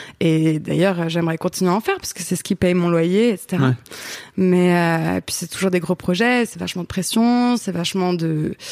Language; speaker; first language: French; native; French